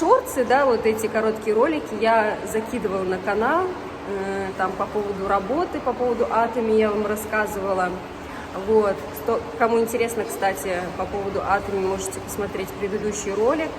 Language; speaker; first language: Russian; native; Russian